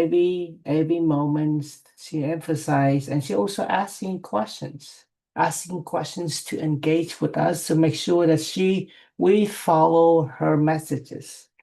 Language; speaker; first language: English; non-native, fluent; Vietnamese